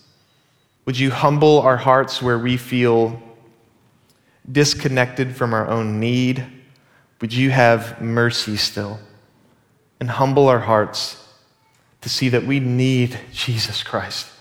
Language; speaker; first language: English; native; English